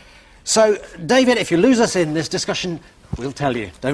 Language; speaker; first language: English; native; English